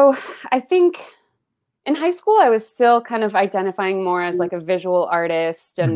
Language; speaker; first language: English; early bilingual, other home language; Spanish